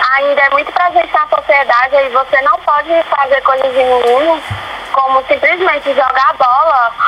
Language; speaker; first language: Portuguese; native; Portuguese